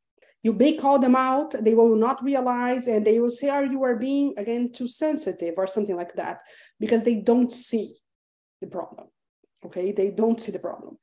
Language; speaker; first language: English; non-native, fluent; Portuguese